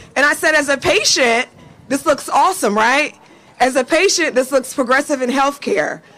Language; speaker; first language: English; native; English